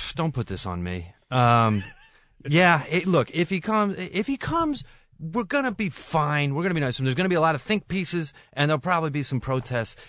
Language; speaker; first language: English; native; English